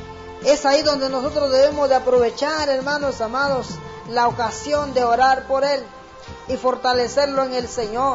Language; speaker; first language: Spanish; native; Spanish